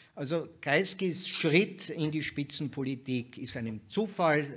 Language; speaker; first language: German; native; German